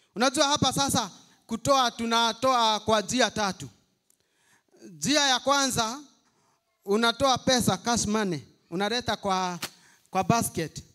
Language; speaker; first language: Swahili; non-native, local second language; Kikuyu